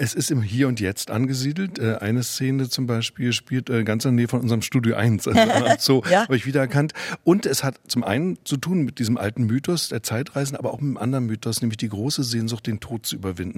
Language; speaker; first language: German; native; German